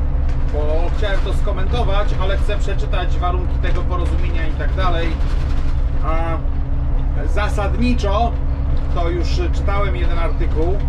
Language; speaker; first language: Polish; native; Polish